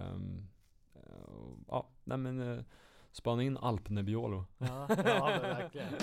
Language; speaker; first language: Swedish; native; Swedish